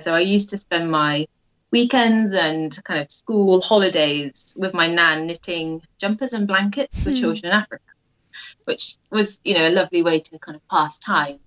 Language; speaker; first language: English; native; English